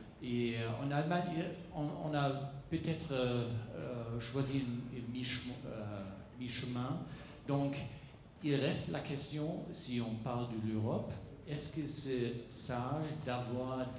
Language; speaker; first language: French; non-native, fluent; German